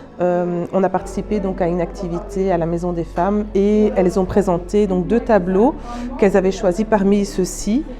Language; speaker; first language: French; native; French